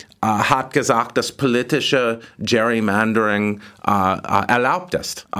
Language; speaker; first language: German; non-native, learner; English